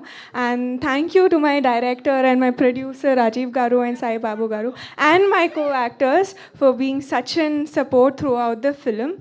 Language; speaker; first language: Telugu; non-native, local second language; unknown